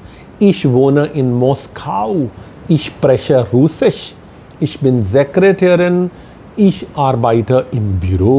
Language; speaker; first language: German; non-native, fluent; Hindi